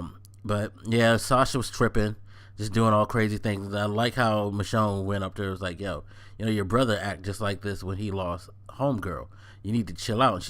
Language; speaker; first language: English; native; English